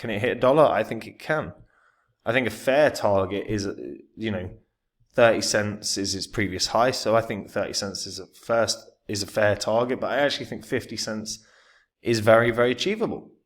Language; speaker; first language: English; native; English